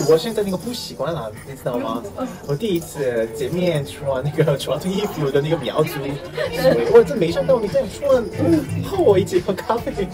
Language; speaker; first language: Chinese; non-native, fluent; Korean